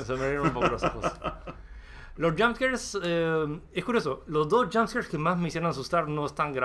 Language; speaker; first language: Spanish; native; Spanish